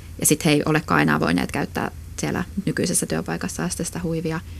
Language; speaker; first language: Finnish; native; Finnish